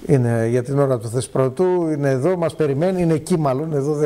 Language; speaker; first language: Greek; native; Greek